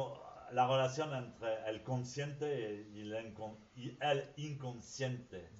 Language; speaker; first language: Spanish; non-native, fluent; French